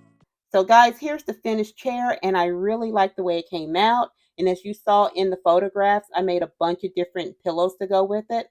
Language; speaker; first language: English; native; English